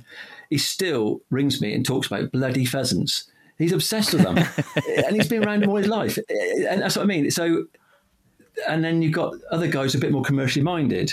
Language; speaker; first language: English; native; English